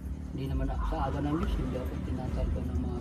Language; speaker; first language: Filipino; native; Filipino